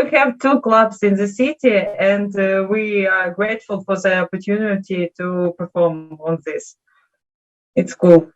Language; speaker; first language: English; non-native, learner; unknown